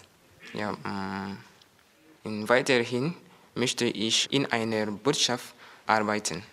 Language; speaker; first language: German; non-native, learner; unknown